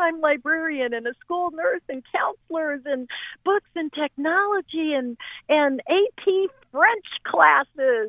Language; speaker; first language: English; native; English